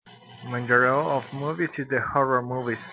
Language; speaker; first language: English; non-native, learner; Spanish